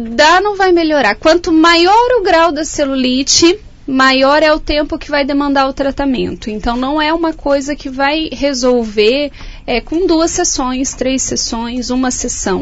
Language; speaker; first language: Portuguese; native; Portuguese